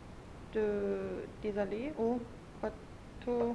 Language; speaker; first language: French; non-native, learner; German